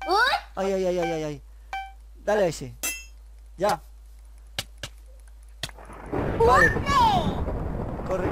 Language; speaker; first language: Spanish; native; Spanish